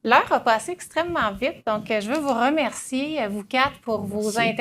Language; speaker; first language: French; native; French